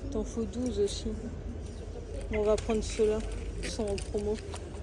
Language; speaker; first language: French; native; French